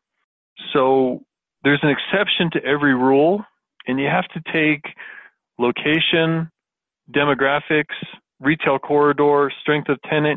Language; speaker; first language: English; native; English